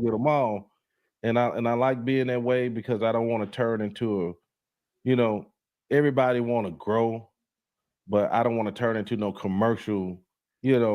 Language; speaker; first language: English; native; English